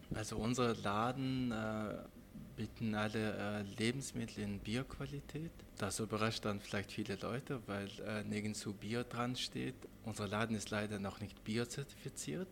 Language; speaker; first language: German; non-native, fluent; Mongolian